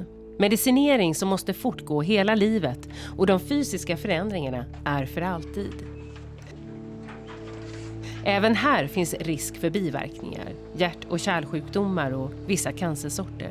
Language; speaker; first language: Swedish; native; Swedish